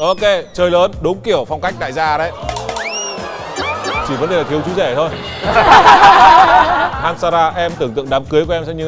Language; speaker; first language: Vietnamese; native; Vietnamese